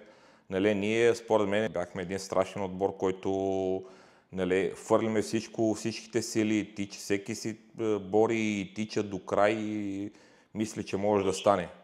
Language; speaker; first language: Bulgarian; non-native, fluent; Romanian